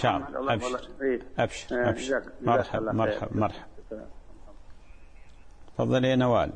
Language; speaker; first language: Arabic; native; Arabic